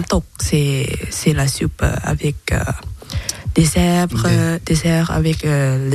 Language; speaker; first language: French; non-native, learner; Thai